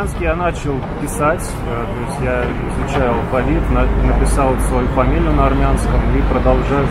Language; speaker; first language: Russian; native; Russian